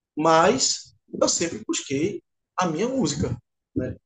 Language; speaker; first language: Portuguese; native; Portuguese